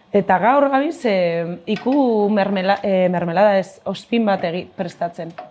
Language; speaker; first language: Basque; non-native, local second language; Spanish